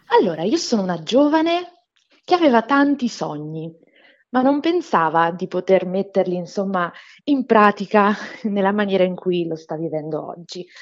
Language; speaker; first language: Italian; non-native, fluent; Portuguese